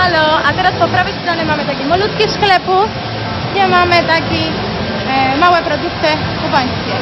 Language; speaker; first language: Polish; non-native, learner; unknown